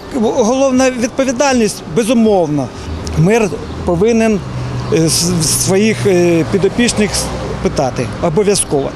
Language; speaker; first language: Ukrainian; non-native, local second language; Russian